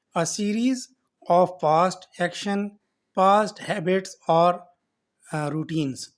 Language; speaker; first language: English; non-native, local second language; Urdu